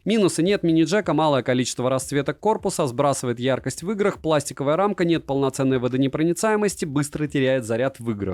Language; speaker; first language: Russian; native; Russian